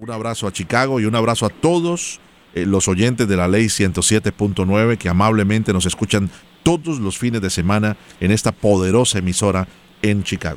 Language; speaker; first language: Spanish; native; Spanish